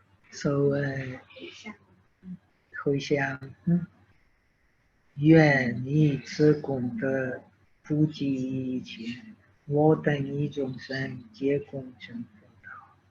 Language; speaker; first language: Chinese; non-native, fluent; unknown